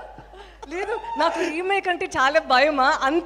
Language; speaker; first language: Telugu; non-native, fluent; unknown